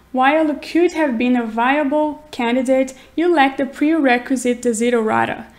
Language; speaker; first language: English; non-native, fluent; Portuguese